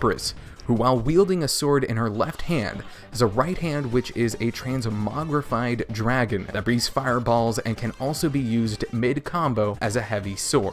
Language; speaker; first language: English; native; English